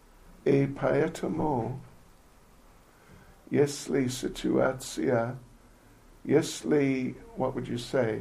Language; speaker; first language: Russian; non-native, learner; English